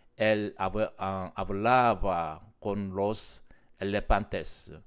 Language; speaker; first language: Spanish; non-native, learner; Korean